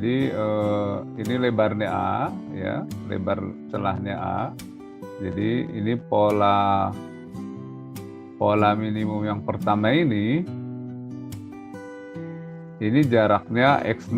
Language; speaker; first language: Indonesian; native; Indonesian